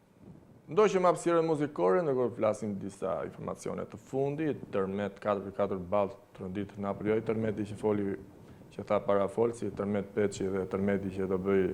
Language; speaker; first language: Albanian; native; Albanian